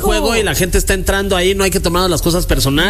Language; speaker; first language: Spanish; native; Spanish